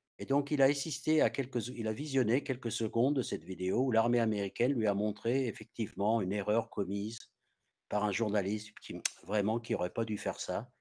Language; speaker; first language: French; non-native, fluent; English